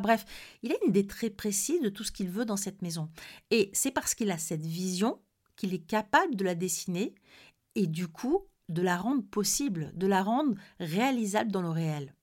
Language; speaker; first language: French; native; French